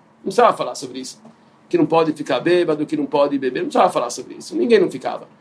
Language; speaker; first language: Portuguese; non-native, fluent; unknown